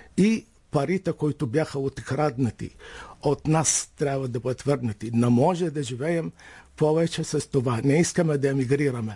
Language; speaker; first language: Bulgarian; non-native, fluent; Arabic